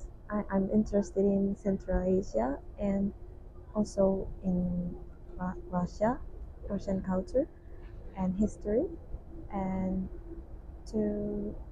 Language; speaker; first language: English; non-native, learner; Japanese